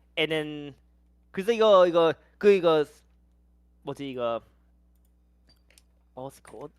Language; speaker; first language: Korean; early bilingual, heritage; Korean